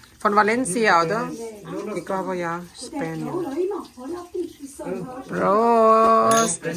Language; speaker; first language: German; non-native, learner; Thai